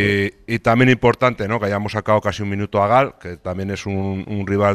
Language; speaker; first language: Spanish; native; Spanish